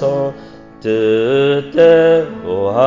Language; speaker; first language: Korean; native; Korean